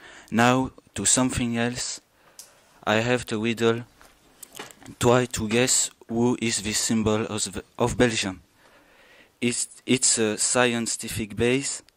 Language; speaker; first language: English; non-native, learner; French